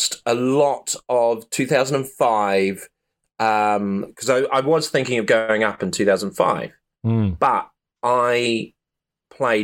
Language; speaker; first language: English; native; English